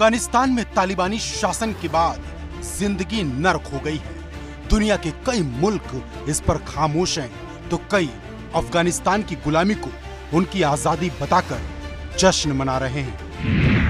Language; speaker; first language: Hindi; native; Hindi